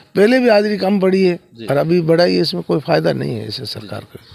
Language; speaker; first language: Hindi; native; Hindi